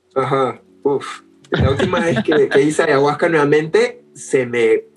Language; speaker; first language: Spanish; early bilingual, other home language; English